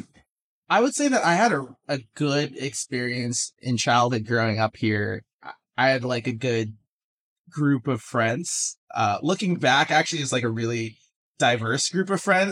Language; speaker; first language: English; native; English